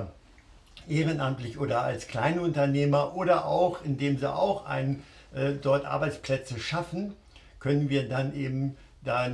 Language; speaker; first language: German; native; German